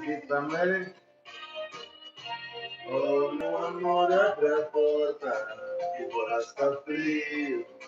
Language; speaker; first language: Spanish; non-native, learner; Portuguese